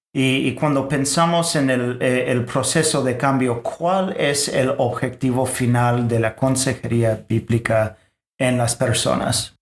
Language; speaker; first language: Spanish; non-native, fluent; English